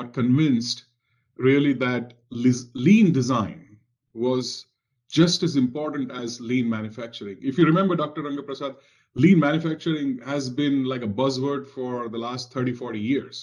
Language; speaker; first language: English; non-native, local second language; Marathi